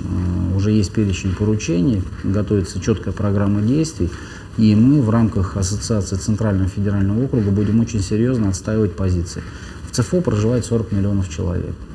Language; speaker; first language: Russian; native; Russian